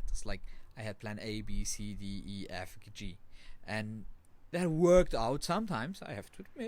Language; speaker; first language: English; non-native, fluent; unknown